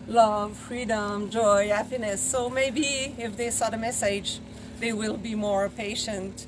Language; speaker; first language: English; non-native, learner; French